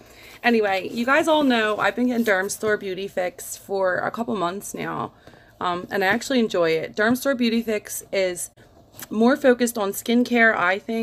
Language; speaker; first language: English; native; English